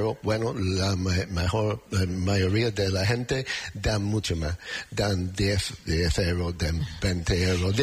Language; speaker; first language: Spanish; non-native, learner; English